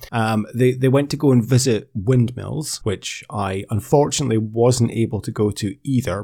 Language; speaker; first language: English; native; English